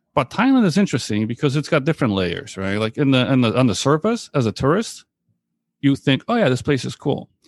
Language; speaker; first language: English; early bilingual, other home language; Polish